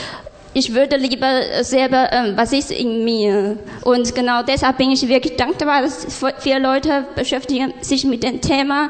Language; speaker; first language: German; non-native, learner; Chinese